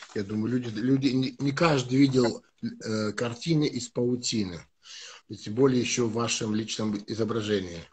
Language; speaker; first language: Russian; non-native, fluent; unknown